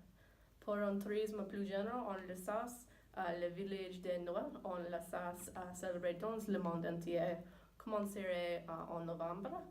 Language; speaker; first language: French; non-native, learner; English